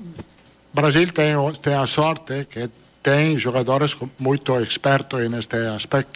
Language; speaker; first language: Portuguese; non-native, fluent; Italian